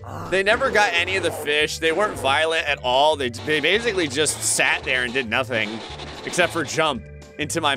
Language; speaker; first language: English; native; English